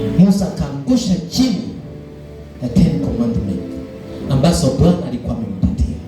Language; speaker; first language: Swahili; non-native, local second language; Luyia